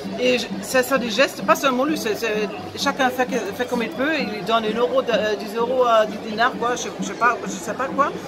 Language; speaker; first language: French; non-native, fluent; German